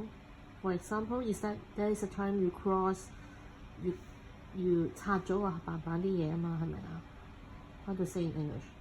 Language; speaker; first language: English; non-native, local second language; Cantonese